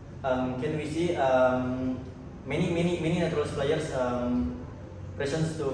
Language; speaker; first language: English; non-native, learner; Indonesian